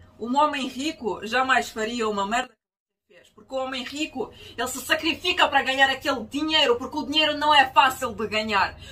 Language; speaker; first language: Portuguese; non-native, fluent; Ukrainian